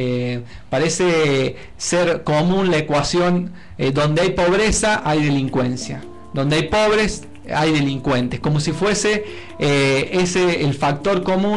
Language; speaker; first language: Spanish; native; Spanish